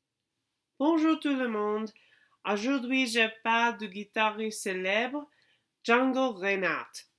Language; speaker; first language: French; non-native, learner; English